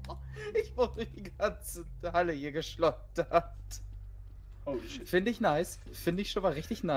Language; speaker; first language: German; native; German